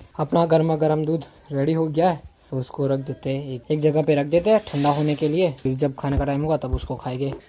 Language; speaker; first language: Hindi; non-native, local second language; Gujarati